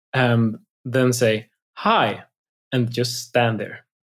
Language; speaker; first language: English; non-native, fluent; Swedish